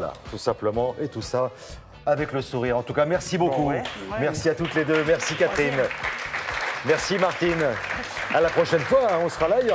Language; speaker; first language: French; native; French